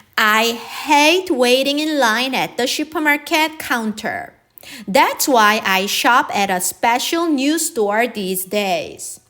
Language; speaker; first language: English; non-native, fluent; Korean